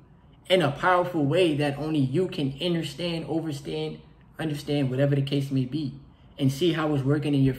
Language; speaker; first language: English; native; English